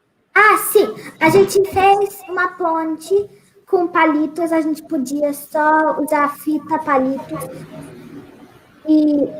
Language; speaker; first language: Portuguese; early bilingual, heritage; Portuguese